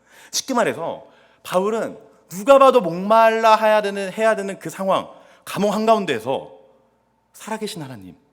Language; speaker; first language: Korean; native; Korean